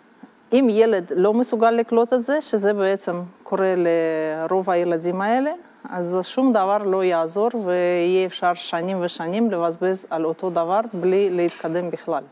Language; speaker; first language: Hebrew; non-native, fluent; Russian